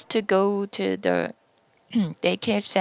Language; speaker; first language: English; non-native, learner; Korean